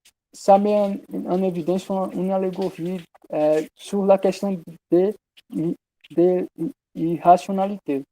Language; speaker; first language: French; non-native, learner; Portuguese